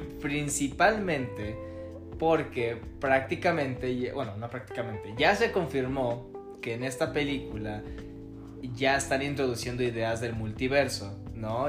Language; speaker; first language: Spanish; native; Spanish